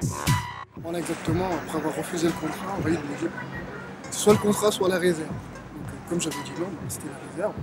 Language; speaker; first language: French; early bilingual, other home language; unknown